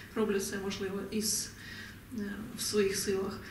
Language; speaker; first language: Ukrainian; native; Ukrainian